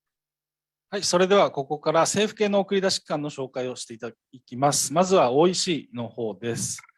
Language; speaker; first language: Japanese; native; Japanese